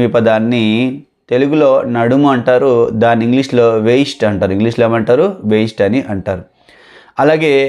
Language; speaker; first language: Telugu; non-native, local second language; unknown